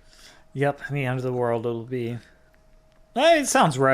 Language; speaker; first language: English; native; English